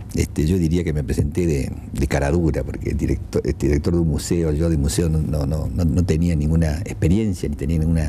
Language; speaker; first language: Spanish; native; Spanish